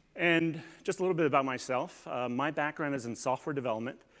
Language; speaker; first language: English; native; English